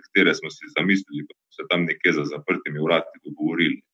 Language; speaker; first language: Slovenian; native; Slovenian